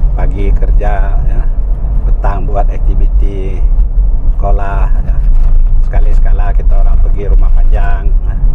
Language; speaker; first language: Malay; non-native, local second language; Iban